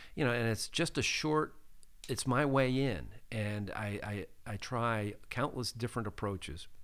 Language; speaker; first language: English; native; English